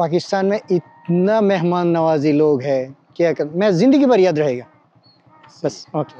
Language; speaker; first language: Hindi; non-native, learner; Bangla